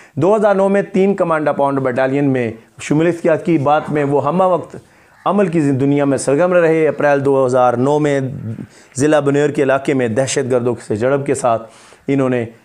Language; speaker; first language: Urdu; non-native, local second language; Punjabi